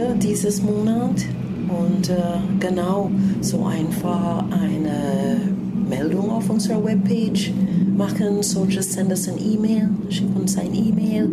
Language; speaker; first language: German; non-native, fluent; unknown